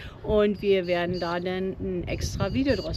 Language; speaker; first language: German; native; German